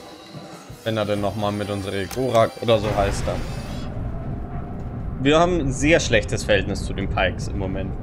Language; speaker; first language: German; native; German